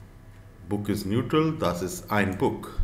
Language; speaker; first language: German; non-native, learner; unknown